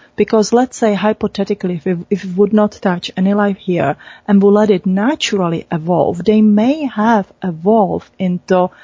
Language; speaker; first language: English; non-native, fluent; Czech